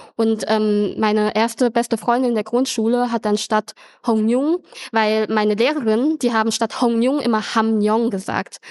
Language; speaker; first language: German; early bilingual, other home language; Vietnamese